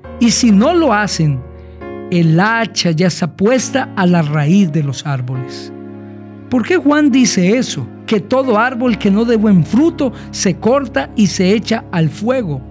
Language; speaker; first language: Spanish; native; Spanish